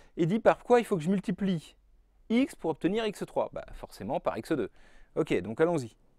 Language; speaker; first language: French; native; French